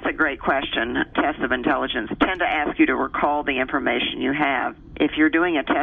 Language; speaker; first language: English; native; English